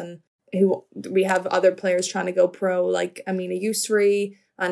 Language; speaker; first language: English; native; English